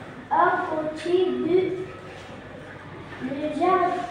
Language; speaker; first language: French; non-native, learner; Arabic